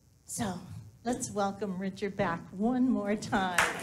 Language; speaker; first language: English; native; English